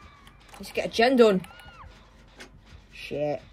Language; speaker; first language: English; native; English